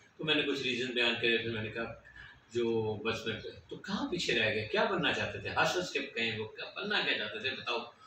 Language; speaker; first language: Urdu; native; Urdu